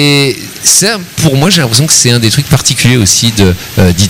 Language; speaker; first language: French; native; French